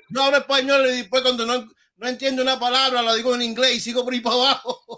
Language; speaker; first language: Spanish; early bilingual, heritage; Spanish